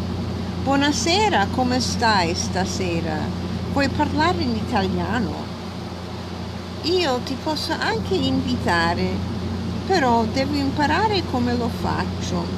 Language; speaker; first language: Italian; early bilingual, heritage; English